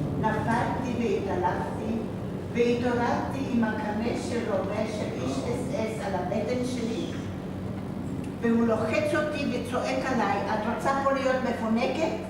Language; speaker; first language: Hebrew; non-native, fluent; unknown